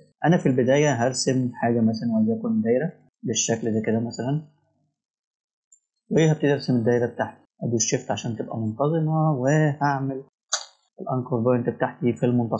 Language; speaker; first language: Arabic; native; Arabic